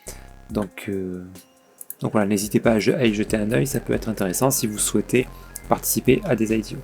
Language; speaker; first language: French; native; French